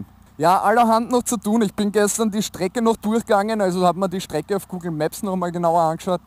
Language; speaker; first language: German; native; German